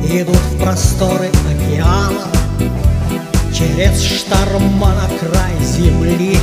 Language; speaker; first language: Russian; native; Russian